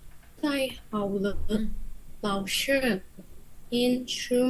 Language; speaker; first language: Chinese; non-native, learner; Indonesian